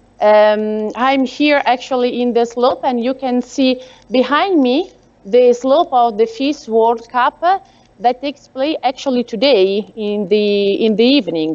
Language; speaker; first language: English; non-native, learner; Italian